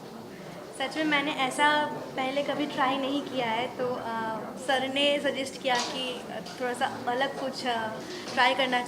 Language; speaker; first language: Hindi; non-native, local second language; Bangla